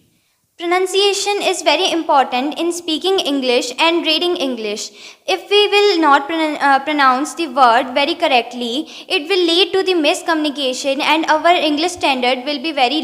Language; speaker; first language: English; non-native, fluent; Hindi